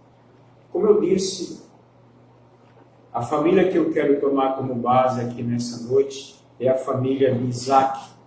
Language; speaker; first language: Portuguese; native; Portuguese